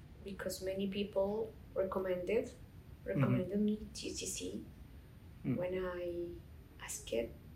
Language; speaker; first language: English; non-native, learner; Spanish